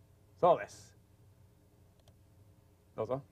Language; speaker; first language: Japanese; non-native, fluent; English